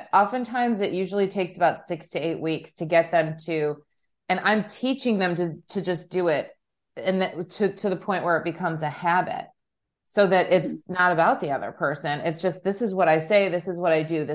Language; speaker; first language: English; native; English